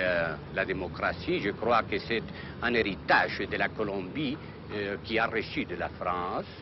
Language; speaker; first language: French; non-native, fluent; Spanish